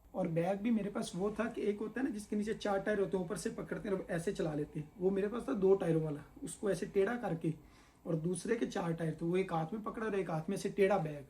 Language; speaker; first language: Urdu; non-native, local second language; Punjabi